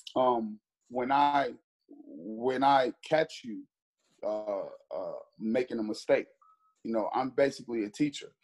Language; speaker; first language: English; native; English